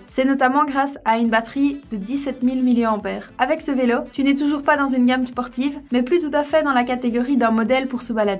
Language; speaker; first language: French; native; French